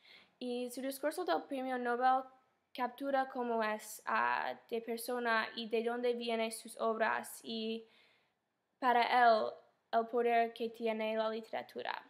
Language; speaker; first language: Spanish; non-native, fluent; English